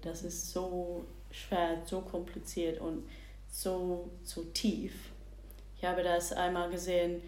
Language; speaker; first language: German; non-native, fluent; English